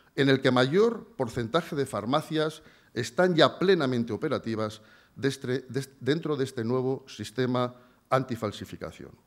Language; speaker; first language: Spanish; native; Spanish